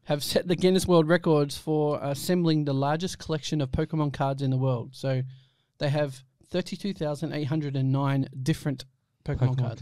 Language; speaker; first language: English; native; English